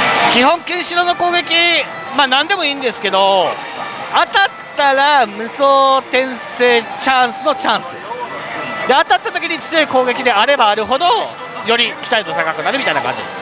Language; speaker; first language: Japanese; native; Japanese